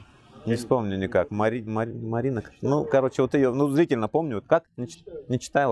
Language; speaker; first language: Russian; native; Russian